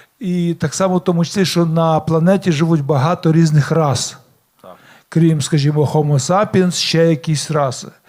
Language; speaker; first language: Ukrainian; native; Ukrainian